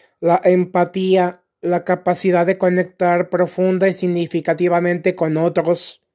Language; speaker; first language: Spanish; native; Spanish